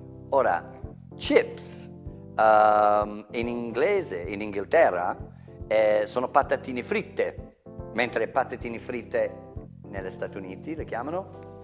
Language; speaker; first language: Italian; non-native, fluent; English